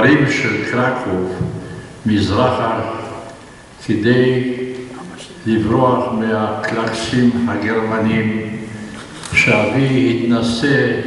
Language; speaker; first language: Hebrew; non-native, fluent; Polish